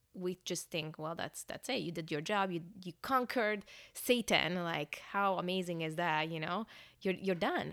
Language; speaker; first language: English; early bilingual, other home language; Hungarian